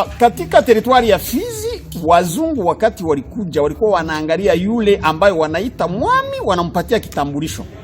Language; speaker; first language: Swahili; non-native, local second language; Kinyarwanda